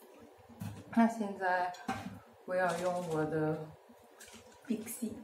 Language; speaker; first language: Chinese; non-native, fluent; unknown